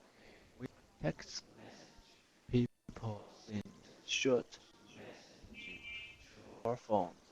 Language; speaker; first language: English; non-native, learner; Chinese